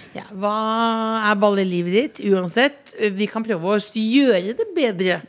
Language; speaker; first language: Norwegian; native; Norwegian